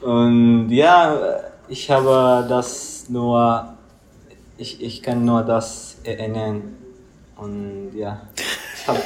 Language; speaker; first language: German; non-native, learner; Arabic